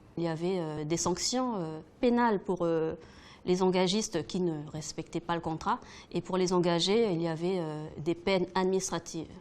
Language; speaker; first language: French; native; French